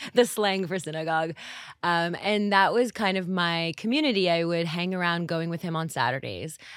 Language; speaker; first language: English; native; English